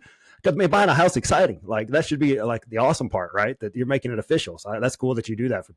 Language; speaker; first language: English; native; English